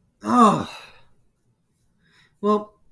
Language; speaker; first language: English; native; English